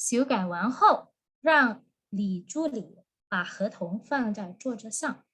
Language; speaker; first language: Chinese; non-native, fluent; Indonesian